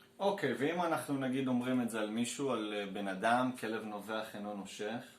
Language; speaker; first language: Hebrew; native; Hebrew